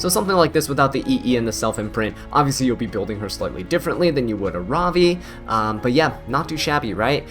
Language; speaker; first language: English; native; English